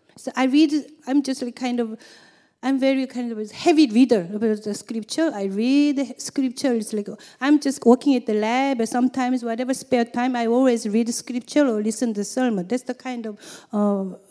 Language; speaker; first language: English; non-native, learner; Korean